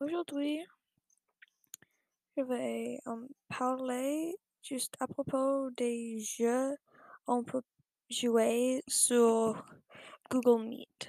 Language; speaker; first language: French; non-native, learner; English